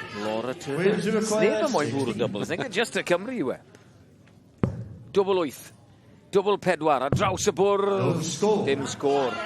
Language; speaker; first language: Welsh; native; Welsh